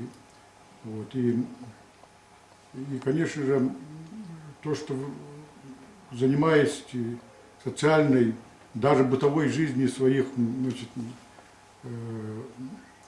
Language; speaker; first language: Russian; non-native, local second language; Yakut